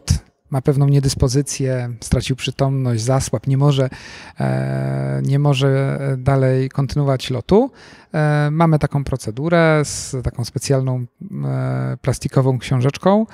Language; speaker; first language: Polish; native; Polish